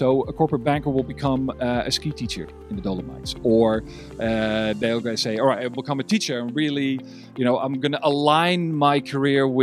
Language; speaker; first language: English; non-native, fluent; Dutch